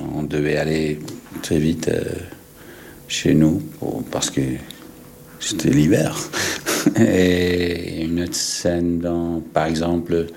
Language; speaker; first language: French; non-native, fluent; English